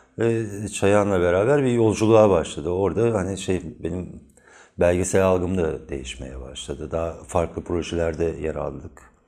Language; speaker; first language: Turkish; native; Turkish